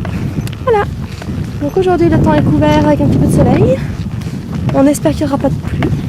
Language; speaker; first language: French; native; French